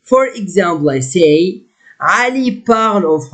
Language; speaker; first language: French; non-native, fluent; Arabic